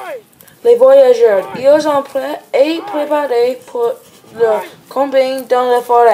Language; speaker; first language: French; non-native, learner; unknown